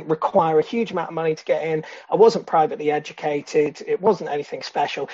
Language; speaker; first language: English; native; English